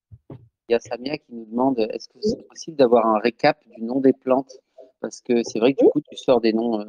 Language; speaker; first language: French; native; French